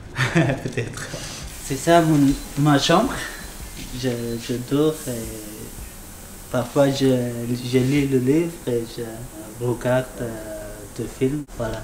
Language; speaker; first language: French; non-native, learner; Persian